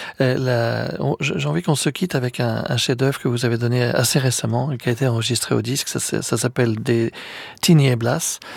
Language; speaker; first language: French; native; French